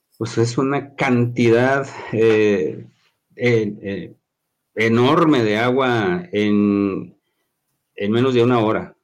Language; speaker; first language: Spanish; native; Spanish